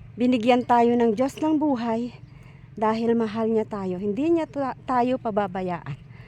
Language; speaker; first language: Filipino; non-native, local second language; Iloko